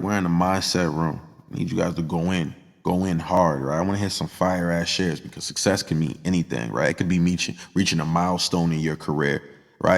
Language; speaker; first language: English; native; English